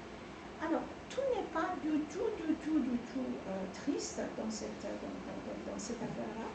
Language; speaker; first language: French; non-native, fluent; Persian